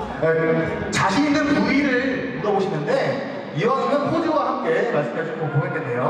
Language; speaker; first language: Korean; native; Korean